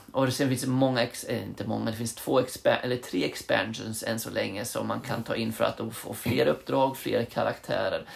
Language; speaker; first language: Swedish; early bilingual, other home language; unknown